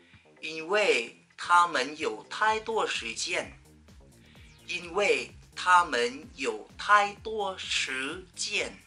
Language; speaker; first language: Chinese; non-native, fluent; Vietnamese